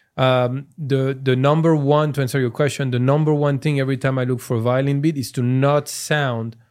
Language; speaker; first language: English; non-native, fluent; French